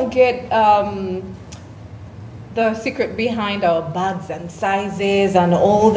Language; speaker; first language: English; non-native, local second language; Ganda